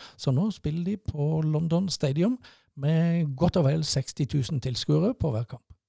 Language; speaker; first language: Norwegian; native; Norwegian